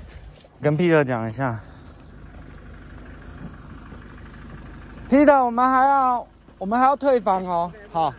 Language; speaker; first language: Chinese; native; Chinese